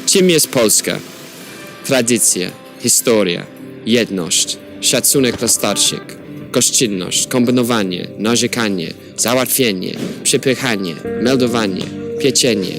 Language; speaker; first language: Polish; non-native, fluent; English